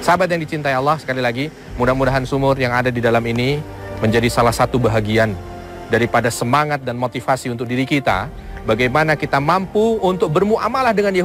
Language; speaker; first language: Indonesian; native; Indonesian